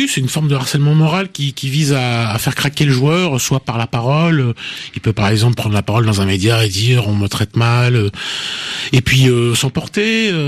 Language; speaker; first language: French; native; French